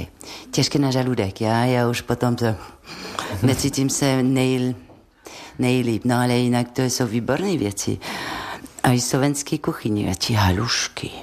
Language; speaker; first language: Czech; non-native, fluent; French